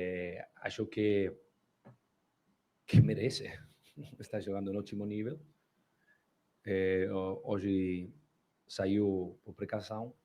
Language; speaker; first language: Portuguese; non-native, fluent; Spanish